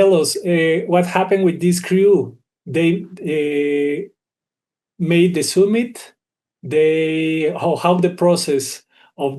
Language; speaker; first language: English; non-native, learner; Spanish